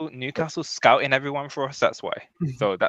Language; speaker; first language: English; native; English